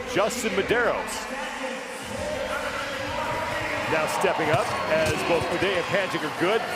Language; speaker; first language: English; native; English